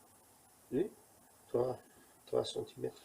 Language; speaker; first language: French; non-native, learner; English